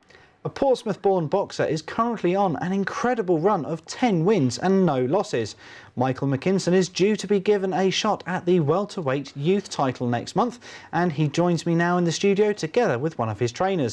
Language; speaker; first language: English; native; English